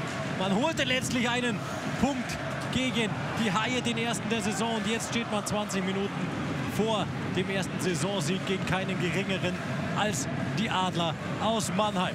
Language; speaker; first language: German; native; German